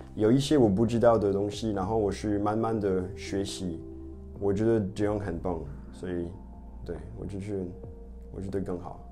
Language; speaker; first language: Chinese; non-native, fluent; French